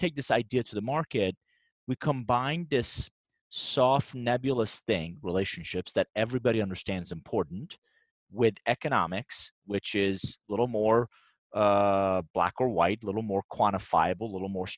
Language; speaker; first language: English; non-native, fluent; Persian